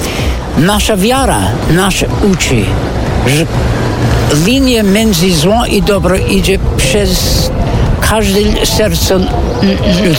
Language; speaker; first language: Polish; non-native, fluent; English